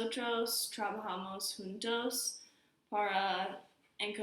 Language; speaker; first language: Spanish; non-native, learner; English